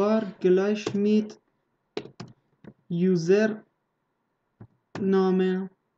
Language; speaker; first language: German; non-native, learner; Persian